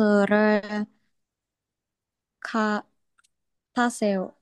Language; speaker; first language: Korean; non-native, learner; Indonesian